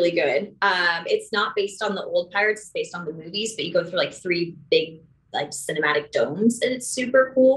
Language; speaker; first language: English; native; English